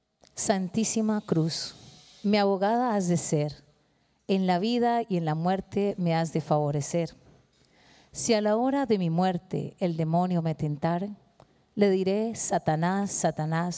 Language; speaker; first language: Spanish; native; Spanish